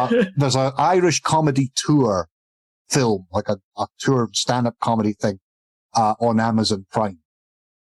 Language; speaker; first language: English; native; English